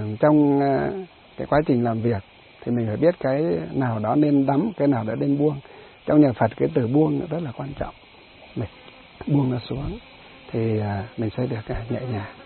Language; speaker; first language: Vietnamese; native; Vietnamese